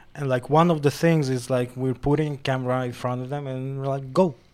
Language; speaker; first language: English; non-native, fluent; Hebrew